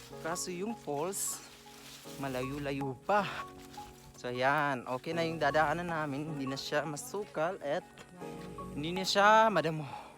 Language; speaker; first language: Filipino; non-native, local second language; Maguindanaon